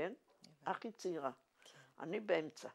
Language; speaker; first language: Hebrew; non-native, fluent; Yiddish